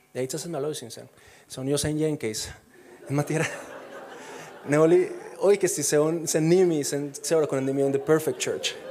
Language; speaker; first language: Finnish; non-native, fluent; Spanish